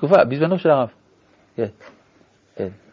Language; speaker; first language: Hebrew; native; Hebrew